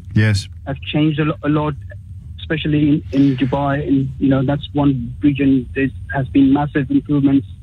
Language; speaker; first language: English; early bilingual, other home language; Urdu